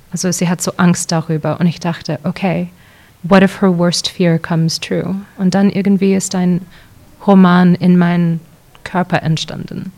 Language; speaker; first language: German; early bilingual, heritage; English